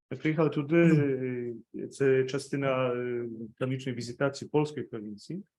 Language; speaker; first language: Ukrainian; non-native, fluent; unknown